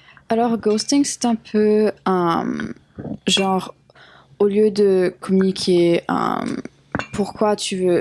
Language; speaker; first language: French; non-native, local second language; English